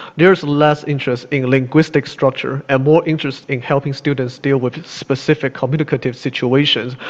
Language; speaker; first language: English; non-native, fluent; Chinese